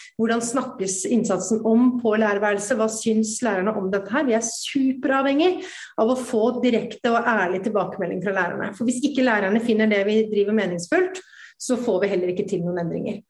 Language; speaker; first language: Norwegian; native; Norwegian